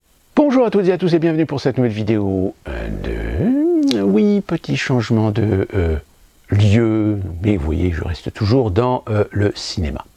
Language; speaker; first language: French; native; French